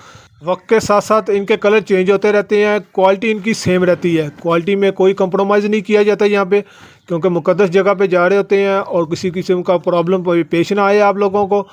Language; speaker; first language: Hindi; non-native, local second language; Punjabi